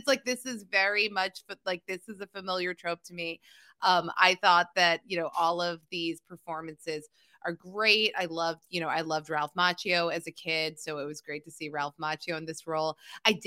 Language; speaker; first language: English; native; English